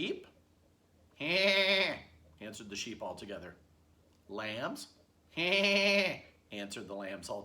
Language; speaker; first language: English; native; English